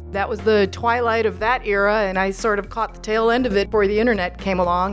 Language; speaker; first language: English; early bilingual, other home language; Macedonian